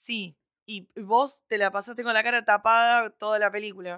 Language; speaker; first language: Spanish; native; Spanish